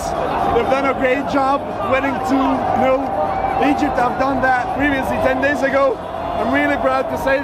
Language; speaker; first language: English; non-native, fluent; Arabic